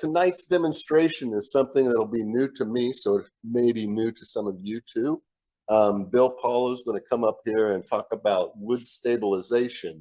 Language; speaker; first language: English; native; English